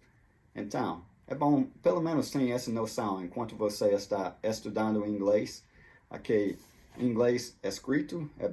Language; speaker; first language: Portuguese; non-native, fluent; English